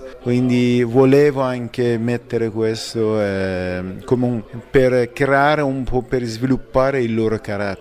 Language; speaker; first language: Italian; non-native, fluent; Persian